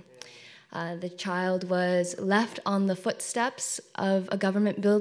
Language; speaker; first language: English; native; English